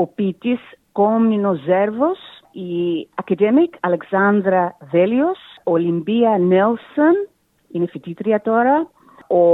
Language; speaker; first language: Greek; early bilingual, heritage; Greek